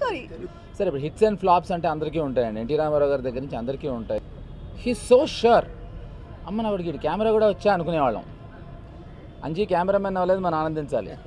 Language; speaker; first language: Telugu; native; Telugu